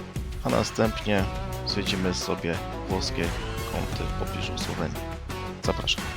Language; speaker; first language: Polish; native; Polish